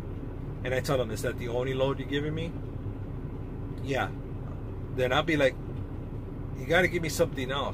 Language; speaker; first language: English; native; English